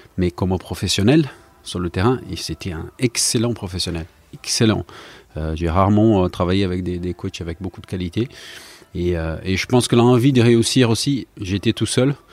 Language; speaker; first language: French; non-native, fluent; Portuguese